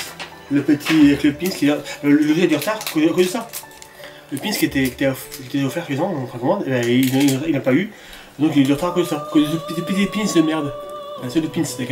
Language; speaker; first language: French; native; French